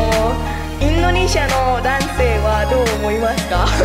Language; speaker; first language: Japanese; non-native, learner; Indonesian